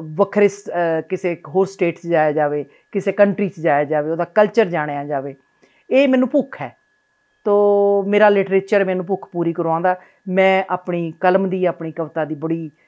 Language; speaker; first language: Punjabi; native; Punjabi